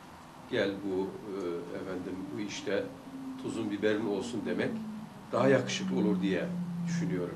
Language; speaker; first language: Turkish; native; Turkish